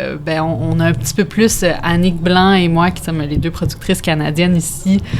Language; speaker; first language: French; native; French